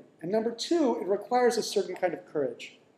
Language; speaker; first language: English; native; English